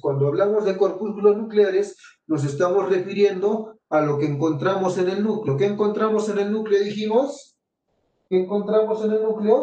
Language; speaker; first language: Spanish; native; Spanish